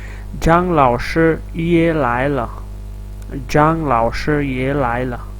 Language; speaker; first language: Chinese; non-native, fluent; Urdu